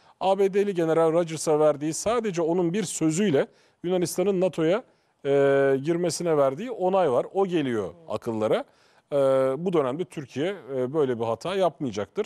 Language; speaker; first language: Turkish; native; Turkish